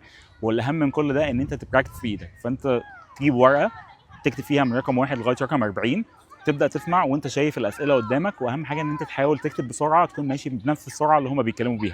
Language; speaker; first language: Arabic; native; Arabic